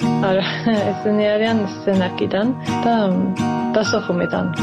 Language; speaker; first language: Georgian; early bilingual, heritage; Swedish